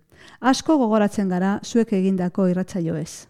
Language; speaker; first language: Basque; native; Basque